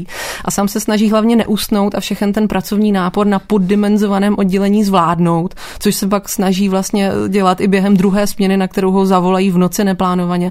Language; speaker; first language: Czech; native; Czech